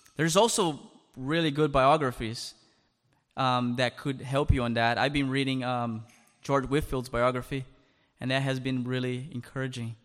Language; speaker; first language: English; non-native, fluent; Portuguese